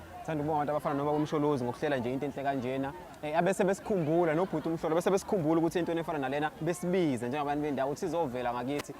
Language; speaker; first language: Zulu; native; Zulu